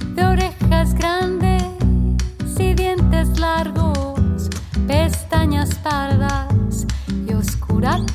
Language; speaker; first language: Spanish; native; Spanish